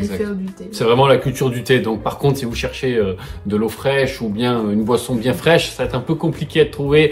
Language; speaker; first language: French; native; French